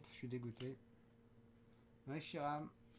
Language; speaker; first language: French; native; French